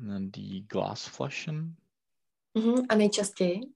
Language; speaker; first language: German; non-native, learner; Czech